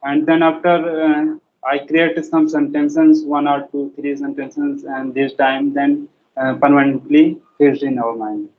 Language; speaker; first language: English; non-native, learner; Hindi